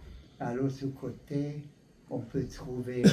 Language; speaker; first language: French; non-native, learner; Hungarian